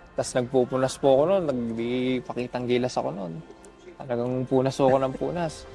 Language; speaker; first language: Filipino; native; Filipino